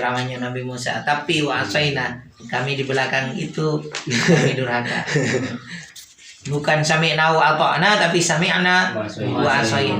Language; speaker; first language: Indonesian; native; Indonesian